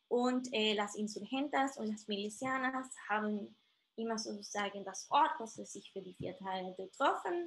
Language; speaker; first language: German; non-native, fluent; Spanish